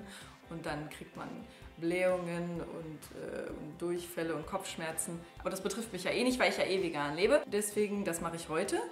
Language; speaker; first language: German; native; German